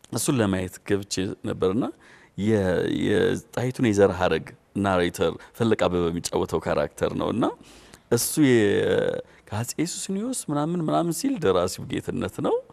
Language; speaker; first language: Amharic; native; Amharic